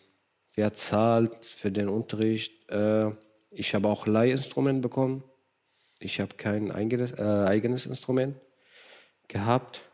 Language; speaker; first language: German; non-native, fluent; Kurdish